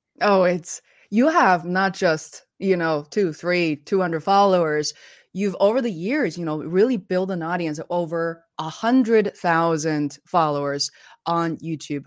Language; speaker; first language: English; non-native, fluent; Chinese